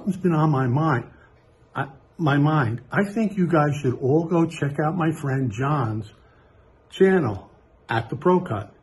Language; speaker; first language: English; native; English